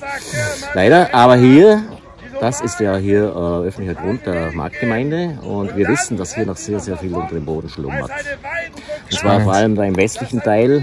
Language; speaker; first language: German; native; German